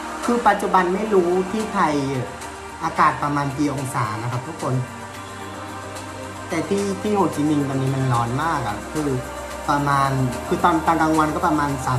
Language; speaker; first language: Thai; non-native, fluent; Vietnamese